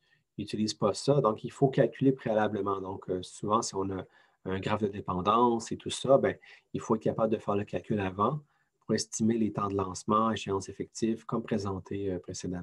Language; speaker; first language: French; native; French